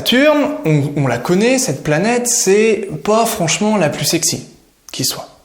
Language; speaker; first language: French; native; French